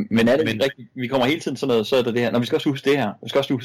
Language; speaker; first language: Danish; native; Danish